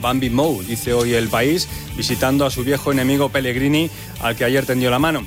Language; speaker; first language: Spanish; native; Spanish